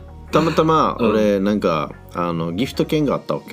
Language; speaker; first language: Japanese; native; Japanese